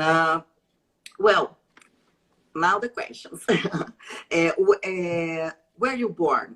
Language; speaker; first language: English; non-native, learner; Portuguese